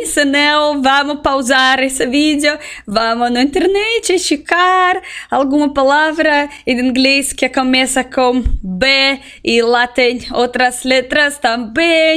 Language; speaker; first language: Portuguese; non-native, fluent; Russian